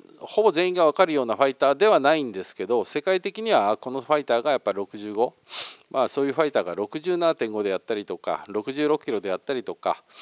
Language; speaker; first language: Japanese; native; Japanese